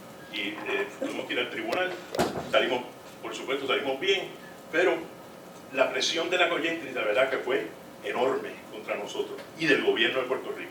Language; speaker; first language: Spanish; native; Spanish